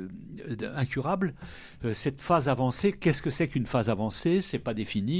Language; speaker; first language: French; native; French